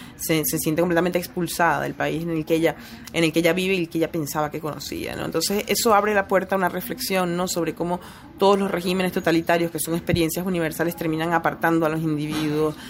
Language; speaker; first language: Spanish; native; Spanish